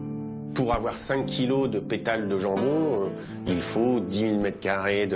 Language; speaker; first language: French; native; French